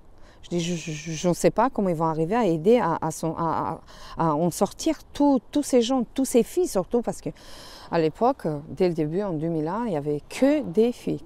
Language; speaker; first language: French; non-native, fluent; Romanian